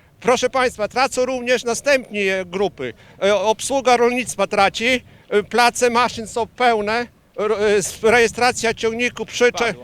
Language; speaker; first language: Polish; native; Polish